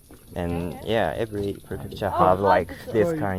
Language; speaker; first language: English; non-native, learner; Japanese